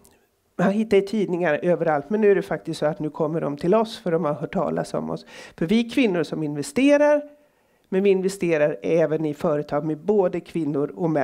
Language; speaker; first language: Swedish; native; Swedish